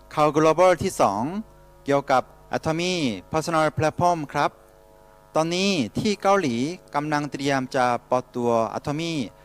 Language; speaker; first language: Thai; non-native, fluent; Korean